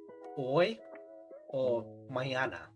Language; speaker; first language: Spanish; non-native, learner; English